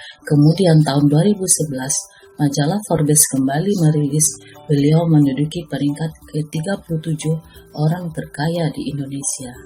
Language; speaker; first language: Indonesian; native; Indonesian